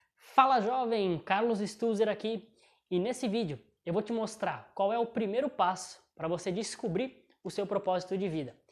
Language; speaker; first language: Portuguese; native; Portuguese